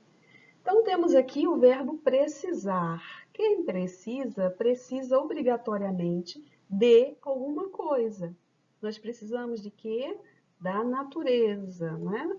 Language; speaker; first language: Portuguese; native; Portuguese